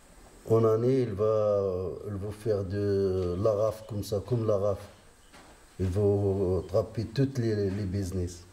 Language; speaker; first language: French; non-native, local second language; Arabic